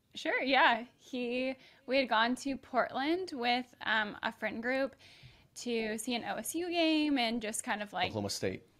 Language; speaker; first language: English; native; English